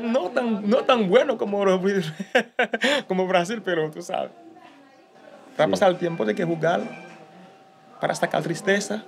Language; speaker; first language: Spanish; non-native, learner; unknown